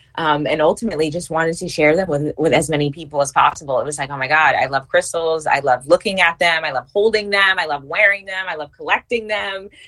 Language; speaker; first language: English; native; English